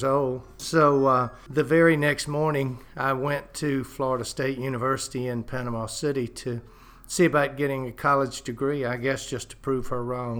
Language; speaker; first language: English; native; English